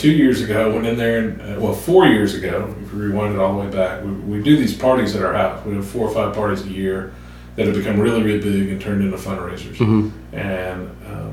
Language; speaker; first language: English; native; English